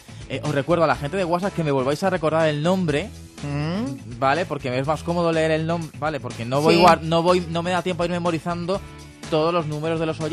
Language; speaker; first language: Spanish; native; Spanish